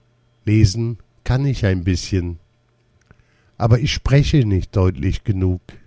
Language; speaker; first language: German; early bilingual, other home language; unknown